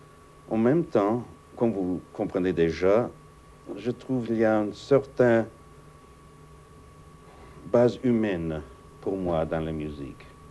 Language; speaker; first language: French; non-native, fluent; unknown